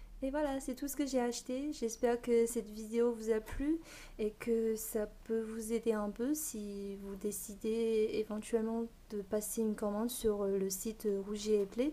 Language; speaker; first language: French; non-native, fluent; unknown